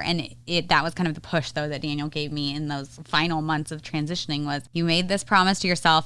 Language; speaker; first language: English; native; English